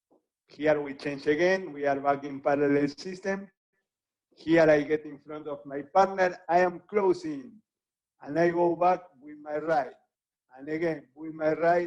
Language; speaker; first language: English; non-native, fluent; Spanish